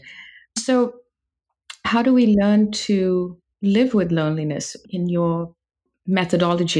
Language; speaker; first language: English; native; English